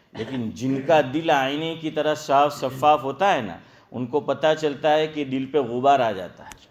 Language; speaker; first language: Hindi; non-native, local second language; Gujarati